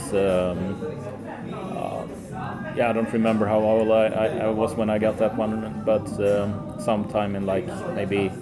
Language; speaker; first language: English; early bilingual, other home language; Swedish